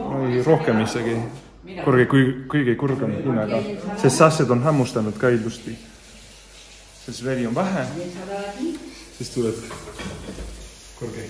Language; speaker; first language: Estonian; non-native, learner; Spanish